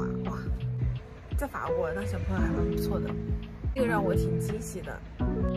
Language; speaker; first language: Chinese; native; Chinese